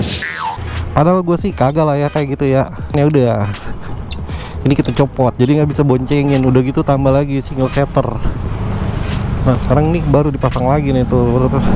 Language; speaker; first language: Indonesian; native; Indonesian